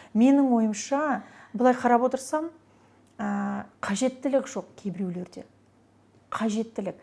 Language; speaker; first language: Kazakh; non-native, local second language; Russian